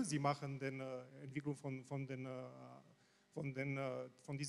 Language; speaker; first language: German; non-native, learner; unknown